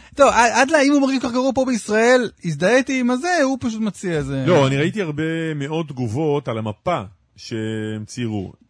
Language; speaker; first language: Hebrew; native; Hebrew